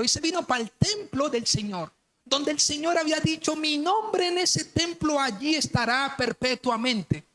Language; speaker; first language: Spanish; native; Spanish